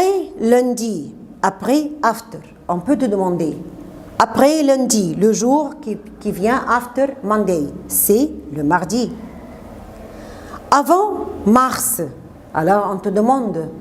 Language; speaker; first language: French; non-native, fluent; Arabic